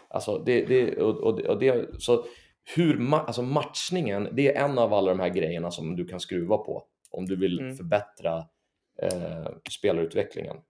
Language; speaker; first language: Swedish; native; Swedish